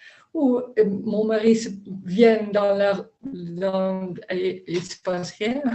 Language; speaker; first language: French; non-native, learner; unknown